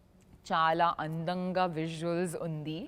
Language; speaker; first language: Telugu; non-native, learner; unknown